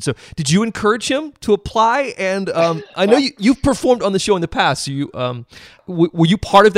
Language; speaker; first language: English; native; English